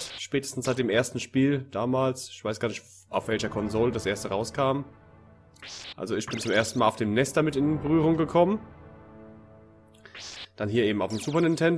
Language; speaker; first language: German; native; German